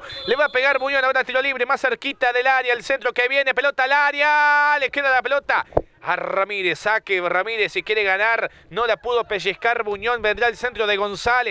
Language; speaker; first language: Spanish; native; Spanish